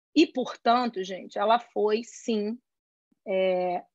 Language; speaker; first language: Portuguese; native; Portuguese